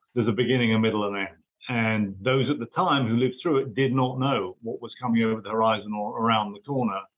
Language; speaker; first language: English; native; English